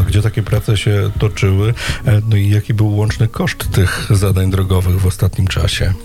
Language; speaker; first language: Polish; native; Polish